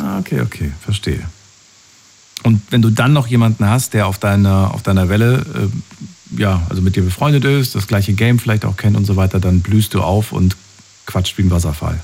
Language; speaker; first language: German; native; German